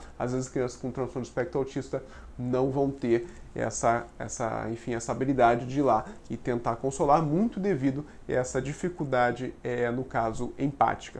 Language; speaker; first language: Portuguese; native; Portuguese